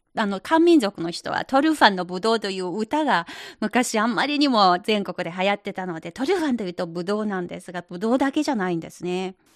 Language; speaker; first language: Japanese; non-native, fluent; Chinese